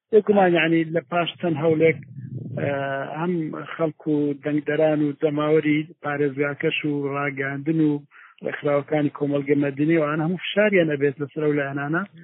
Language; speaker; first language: Central Kurdish; native; Central Kurdish